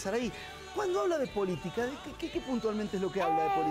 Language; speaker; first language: Spanish; native; Spanish